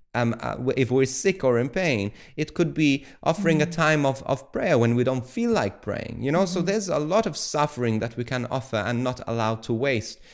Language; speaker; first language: English; native; English